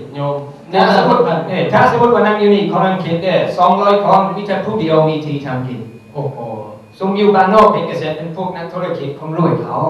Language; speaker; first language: Thai; non-native, fluent; English